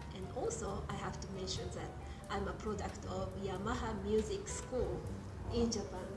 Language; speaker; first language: English; non-native, fluent; Japanese